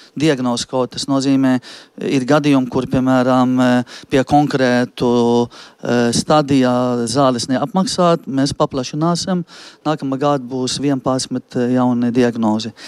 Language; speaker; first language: Latvian; non-native, fluent; Arabic